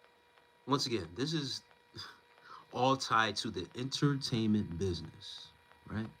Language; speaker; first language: English; native; English